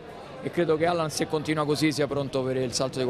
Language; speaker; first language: Italian; native; Italian